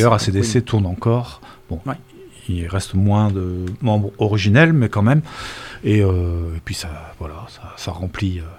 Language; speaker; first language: French; native; French